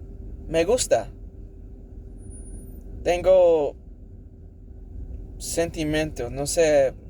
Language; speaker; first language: Spanish; early bilingual, heritage; English